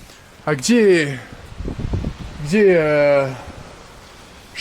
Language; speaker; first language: Russian; non-native, learner; French